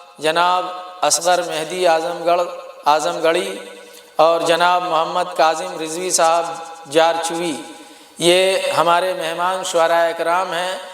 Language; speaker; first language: Urdu; native; Urdu